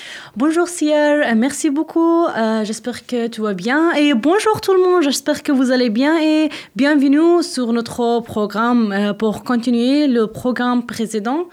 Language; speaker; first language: French; non-native, learner; Persian